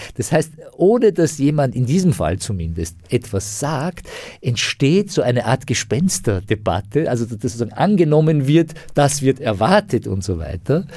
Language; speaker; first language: German; non-native, fluent; Persian